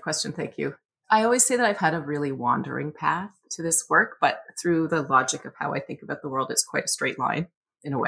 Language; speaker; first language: English; native; English